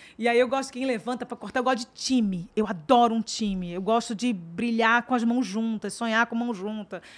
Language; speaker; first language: Portuguese; native; Portuguese